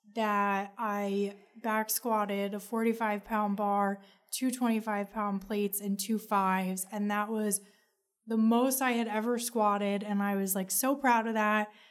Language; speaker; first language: English; native; English